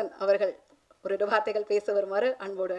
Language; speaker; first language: Tamil; native; Tamil